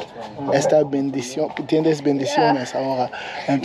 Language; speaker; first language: Spanish; non-native, learner; English